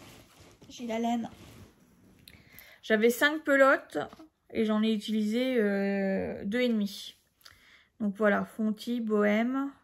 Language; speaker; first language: French; native; French